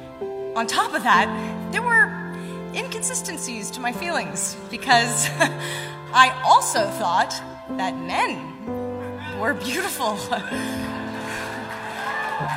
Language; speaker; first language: English; native; English